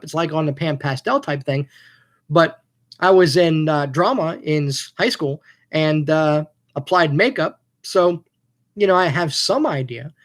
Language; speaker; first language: English; native; English